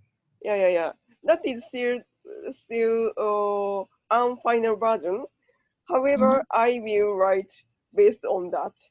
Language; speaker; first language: English; non-native, learner; Japanese